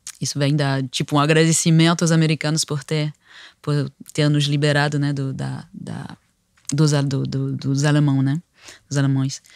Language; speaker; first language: Portuguese; non-native, fluent; French